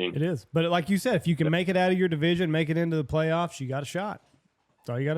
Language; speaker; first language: English; native; English